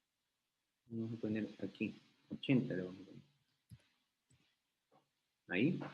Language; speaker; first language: Spanish; native; Spanish